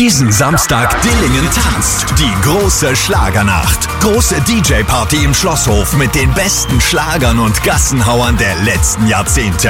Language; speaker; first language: German; native; German